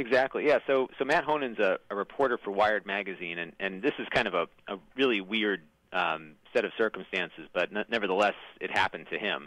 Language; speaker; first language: English; native; English